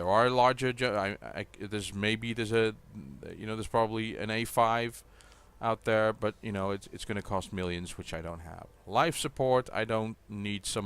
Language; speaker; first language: English; native; English